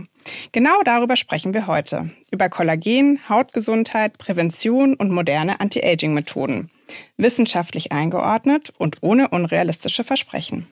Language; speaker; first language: German; native; German